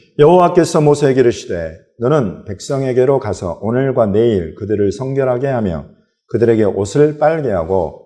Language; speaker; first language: Korean; native; Korean